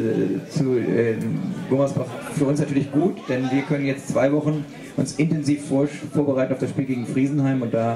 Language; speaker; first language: German; native; German